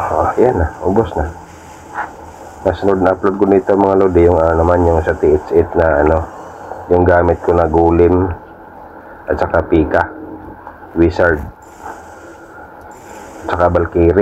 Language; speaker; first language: Filipino; native; Filipino